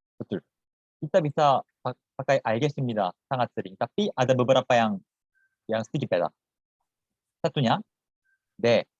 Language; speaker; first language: Indonesian; non-native, fluent; Korean